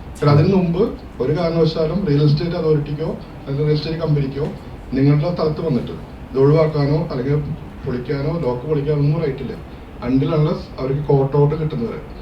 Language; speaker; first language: Malayalam; native; Malayalam